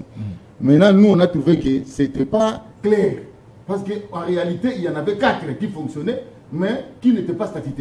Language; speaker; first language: French; non-native, local second language; Lingala